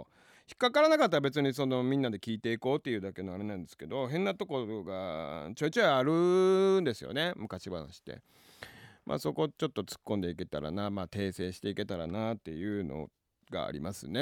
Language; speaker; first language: Japanese; native; Japanese